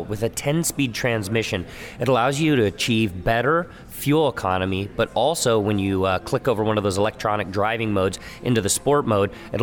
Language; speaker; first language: English; native; English